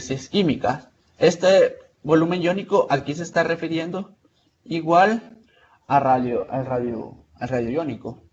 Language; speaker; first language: Spanish; native; Spanish